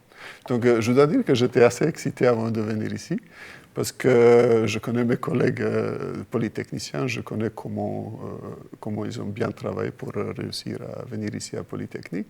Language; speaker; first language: French; non-native, fluent; Croatian